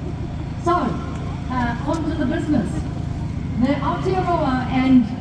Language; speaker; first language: English; native; English